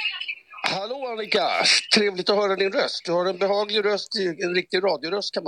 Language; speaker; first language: Swedish; native; Swedish